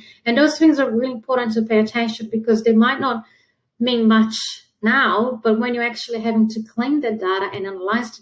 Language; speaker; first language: English; non-native, fluent; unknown